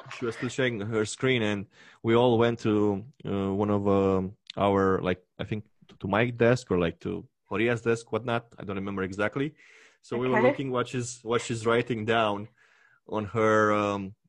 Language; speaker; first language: English; non-native, fluent; Romanian